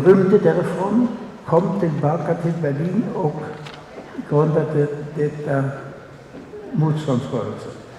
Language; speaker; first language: Swedish; non-native, fluent; German